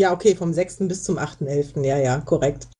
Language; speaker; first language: German; native; German